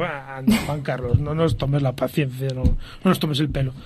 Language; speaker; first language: Spanish; non-native, local second language; Galician